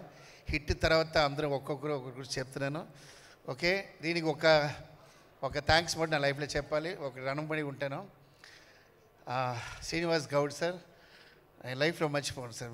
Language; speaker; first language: Telugu; non-native, learner; Kannada